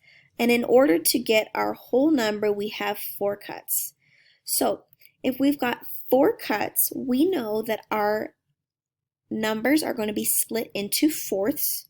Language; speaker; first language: English; native; English